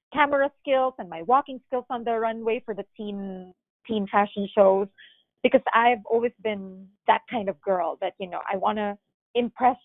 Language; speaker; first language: English; non-native, local second language; Filipino